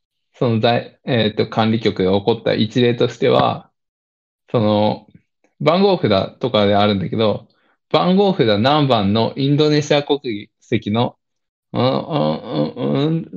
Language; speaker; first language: Japanese; early bilingual, other home language; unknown